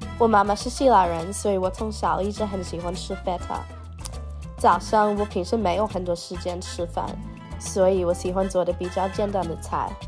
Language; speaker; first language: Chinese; non-native, fluent; English